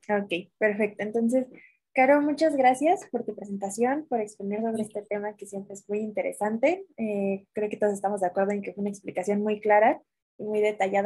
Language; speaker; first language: Spanish; native; Spanish